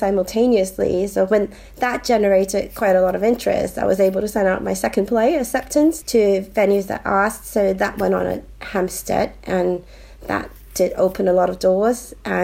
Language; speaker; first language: English; non-native, local second language; Cantonese